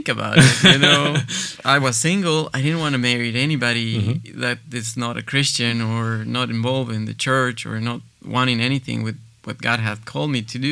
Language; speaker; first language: English; non-native, fluent; Spanish